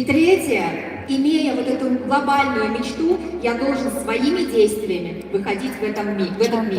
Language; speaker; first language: Russian; native; Russian